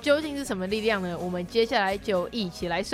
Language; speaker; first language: Chinese; native; Chinese